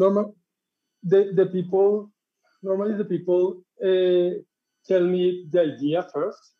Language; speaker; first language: English; non-native, learner; Spanish